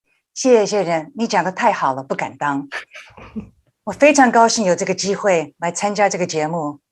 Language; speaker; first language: Chinese; early bilingual, heritage; Chinese